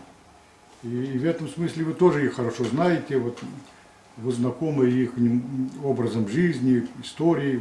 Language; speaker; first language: Russian; non-native, local second language; Yakut